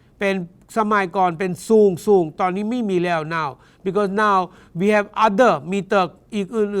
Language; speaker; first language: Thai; non-native, learner; English